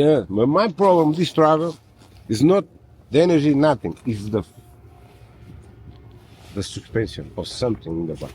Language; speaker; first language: English; non-native, learner; Portuguese